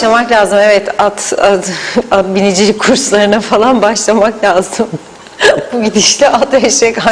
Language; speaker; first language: Turkish; native; Turkish